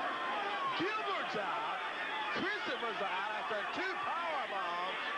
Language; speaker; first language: English; native; English